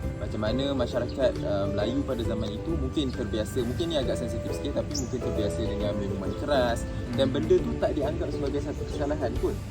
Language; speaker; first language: Malay; native; Malay